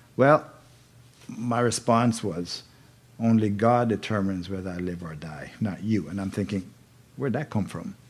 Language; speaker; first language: English; native; English